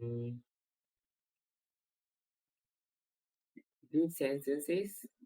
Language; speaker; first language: English; non-native, learner; Vietnamese